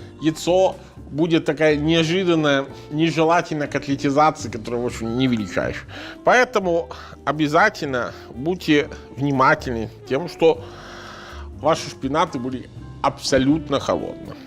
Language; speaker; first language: Russian; non-native, fluent; Italian